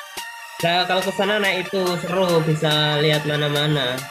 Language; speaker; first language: Indonesian; native; Indonesian